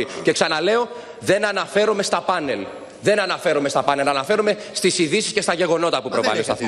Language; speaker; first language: Greek; native; Greek